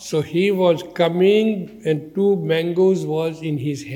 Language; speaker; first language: English; non-native, learner; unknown